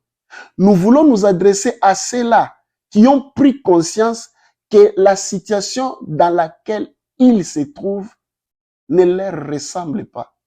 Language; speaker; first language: French; non-native, local second language; Lingala